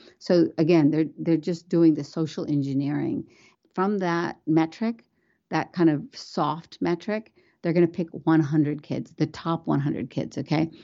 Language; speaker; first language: English; early bilingual, other home language; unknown